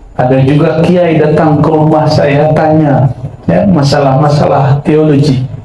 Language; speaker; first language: Malay; non-native, local second language; Minangkabau